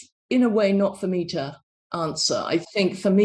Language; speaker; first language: English; native; English